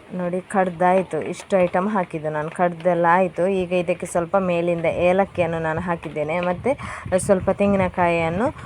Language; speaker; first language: Kannada; non-native, local second language; Tulu